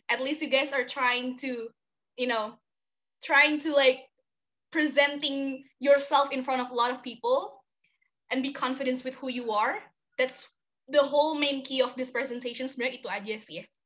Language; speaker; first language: English; non-native, fluent; Indonesian